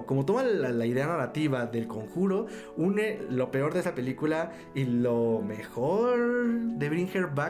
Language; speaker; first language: Spanish; native; Spanish